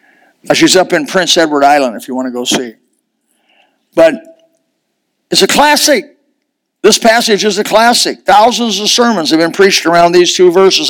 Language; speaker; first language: English; native; English